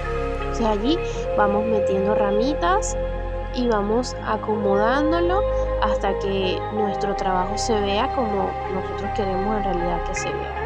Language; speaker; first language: Spanish; native; Spanish